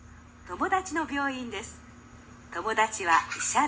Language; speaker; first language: Japanese; non-native, learner; Filipino